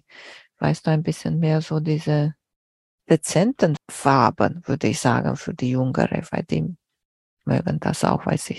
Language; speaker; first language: German; non-native, fluent; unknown